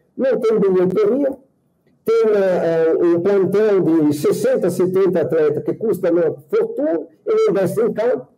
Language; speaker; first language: Portuguese; non-native, fluent; Italian